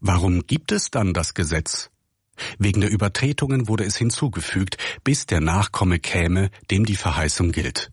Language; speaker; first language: German; native; German